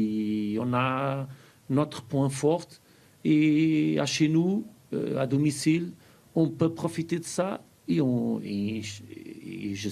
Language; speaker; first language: French; non-native, fluent; Portuguese